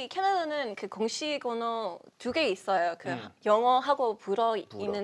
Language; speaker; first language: Korean; non-native, fluent; English